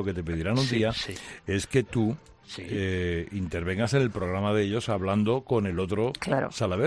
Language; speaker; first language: Spanish; native; Spanish